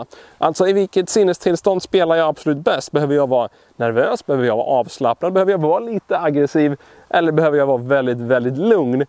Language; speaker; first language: Swedish; native; Swedish